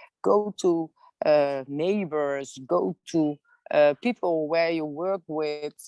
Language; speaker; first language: English; non-native, learner; Dutch